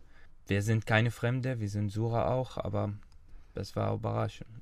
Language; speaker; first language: German; non-native, learner; Arabic